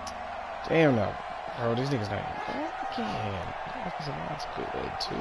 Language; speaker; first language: English; native; English